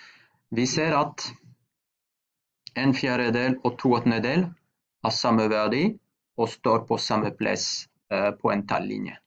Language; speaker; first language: Norwegian; non-native, fluent; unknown